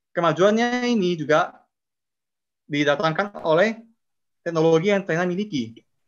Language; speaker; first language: Indonesian; non-native, local second language; Chinese